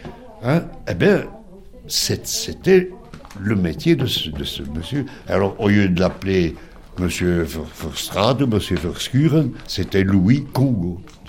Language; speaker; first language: French; native; French